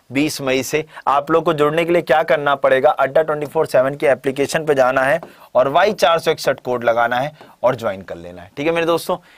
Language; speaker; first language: Hindi; native; Hindi